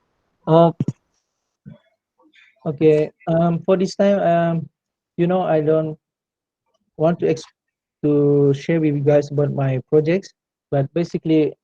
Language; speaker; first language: English; non-native, local second language; Malay